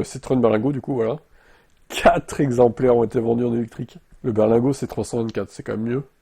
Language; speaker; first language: French; native; French